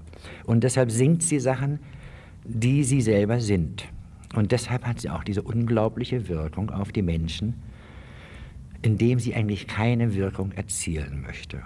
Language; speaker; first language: German; native; German